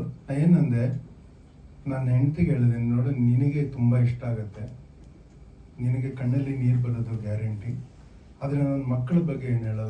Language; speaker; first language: Kannada; native; Kannada